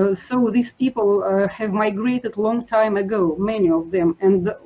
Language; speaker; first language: English; non-native, fluent; Russian